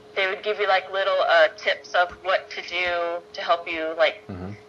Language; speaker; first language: English; native; English